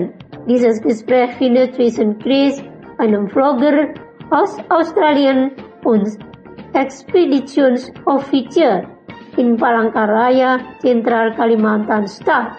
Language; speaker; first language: German; non-native, learner; Indonesian